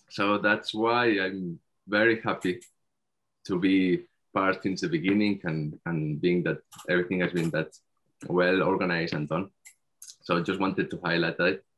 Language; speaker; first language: English; non-native, fluent; Spanish